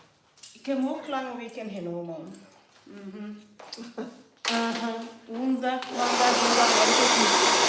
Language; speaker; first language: Dutch; non-native, learner; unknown